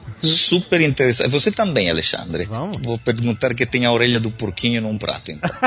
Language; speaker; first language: Portuguese; non-native, fluent; Italian